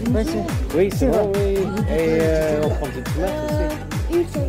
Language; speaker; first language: French; non-native, learner; English